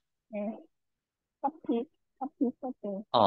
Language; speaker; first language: Korean; non-native, learner; Vietnamese